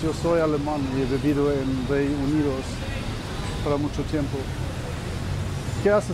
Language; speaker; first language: Spanish; non-native, learner; German